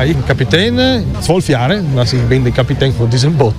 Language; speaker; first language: German; non-native, learner; Italian